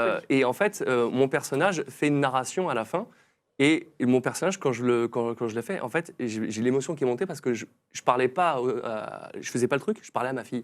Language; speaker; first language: French; native; French